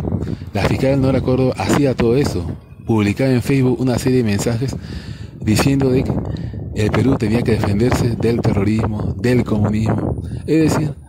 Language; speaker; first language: Spanish; native; Spanish